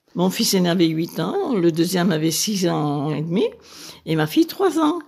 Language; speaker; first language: French; native; French